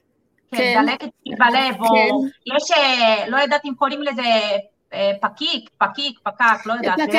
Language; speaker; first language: Hebrew; non-native, fluent; Portuguese